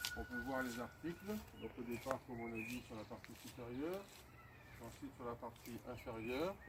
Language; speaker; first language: French; non-native, fluent; Greek